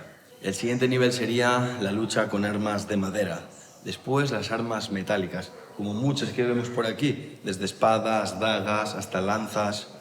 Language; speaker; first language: Spanish; native; Spanish